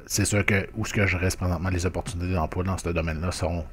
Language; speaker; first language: French; native; French